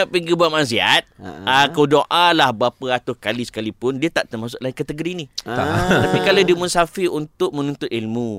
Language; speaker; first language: Malay; native; Malay